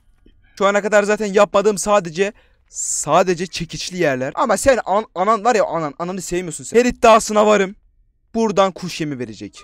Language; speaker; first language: Turkish; native; Turkish